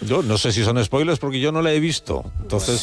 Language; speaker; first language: Spanish; native; Spanish